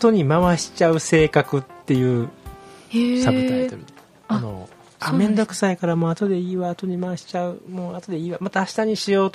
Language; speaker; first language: Japanese; native; Japanese